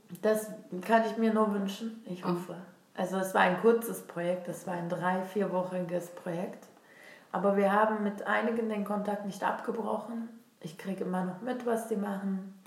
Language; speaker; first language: German; non-native, fluent; Turkish